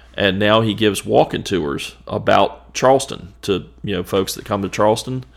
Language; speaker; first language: English; native; English